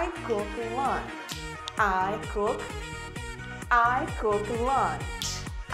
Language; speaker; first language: English; non-native, fluent; Portuguese